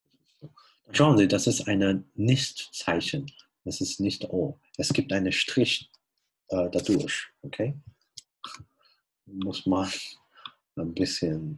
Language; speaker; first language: German; non-native, fluent; Chinese